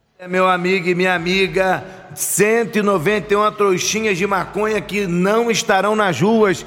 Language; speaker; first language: Portuguese; native; Portuguese